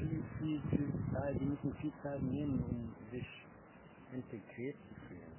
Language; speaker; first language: German; non-native, learner; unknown